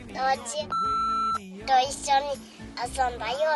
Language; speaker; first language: Japanese; early bilingual, heritage; Japanese